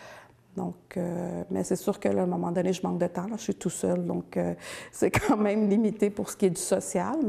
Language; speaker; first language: French; native; French